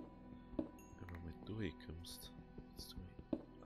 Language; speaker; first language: German; native; German